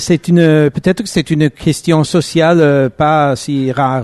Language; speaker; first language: French; non-native, fluent; Italian